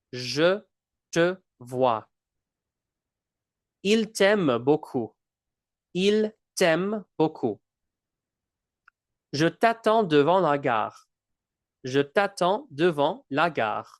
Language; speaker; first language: French; non-native, local second language; English